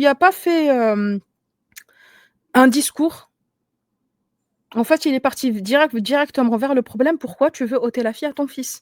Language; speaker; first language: French; native; French